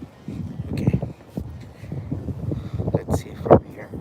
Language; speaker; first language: English; non-native, learner; Spanish